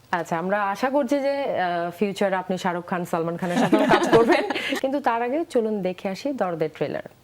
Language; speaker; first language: Bangla; native; Bangla